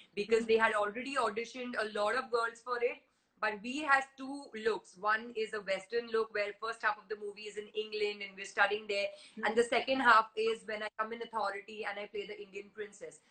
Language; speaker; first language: English; non-native, local second language; Hindi